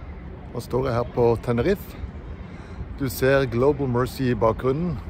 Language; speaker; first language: Norwegian; native; Norwegian